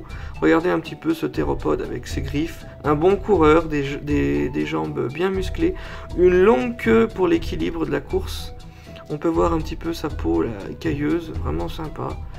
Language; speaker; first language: French; native; French